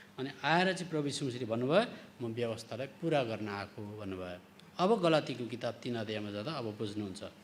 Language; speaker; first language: Nepali; native; Nepali